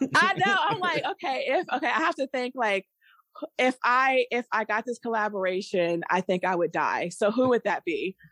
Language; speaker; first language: English; native; English